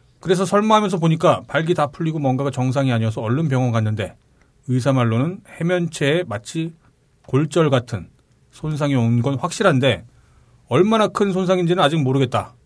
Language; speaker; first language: Korean; native; Korean